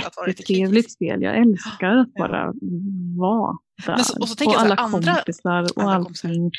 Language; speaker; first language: Swedish; native; Swedish